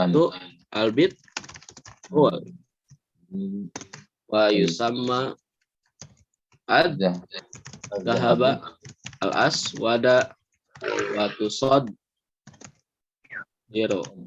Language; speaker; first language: Arabic; non-native, fluent; Indonesian